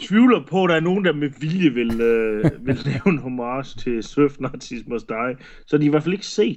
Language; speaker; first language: Danish; native; Danish